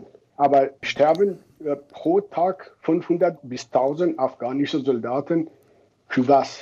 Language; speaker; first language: German; non-native, fluent; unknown